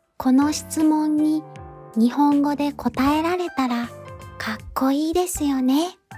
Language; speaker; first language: Japanese; native; Japanese